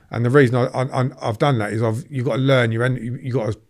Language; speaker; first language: English; native; English